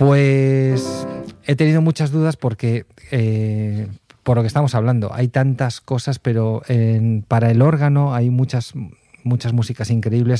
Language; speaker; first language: Spanish; native; Spanish